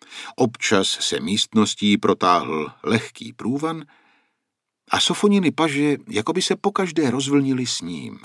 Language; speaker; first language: Czech; native; Czech